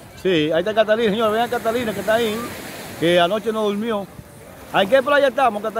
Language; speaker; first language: Spanish; native; Spanish